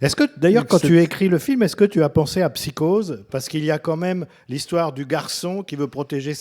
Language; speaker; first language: French; native; French